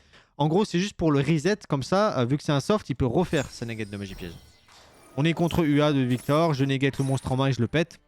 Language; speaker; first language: French; native; French